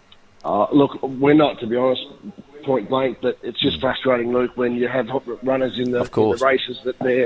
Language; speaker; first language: English; native; English